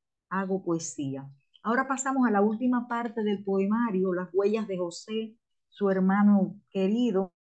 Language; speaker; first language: Spanish; native; Spanish